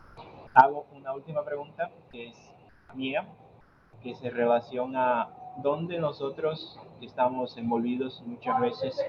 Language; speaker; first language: Spanish; non-native, fluent; Portuguese